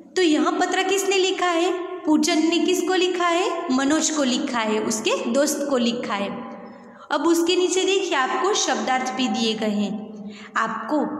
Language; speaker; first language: Hindi; non-native, local second language; Gujarati